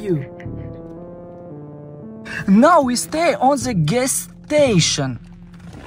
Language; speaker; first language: English; non-native, learner; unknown